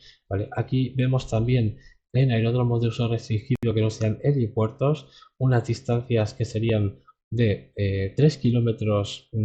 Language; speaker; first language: Spanish; native; Spanish